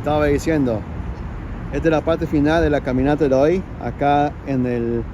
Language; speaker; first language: Spanish; early bilingual, heritage; Spanish